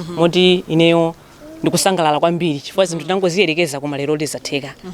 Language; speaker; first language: Nyanja; native; Nyanja